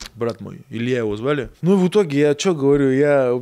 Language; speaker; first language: Russian; native; Russian